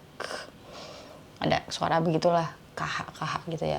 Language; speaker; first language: Indonesian; native; Indonesian